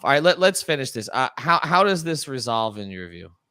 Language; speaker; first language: English; native; English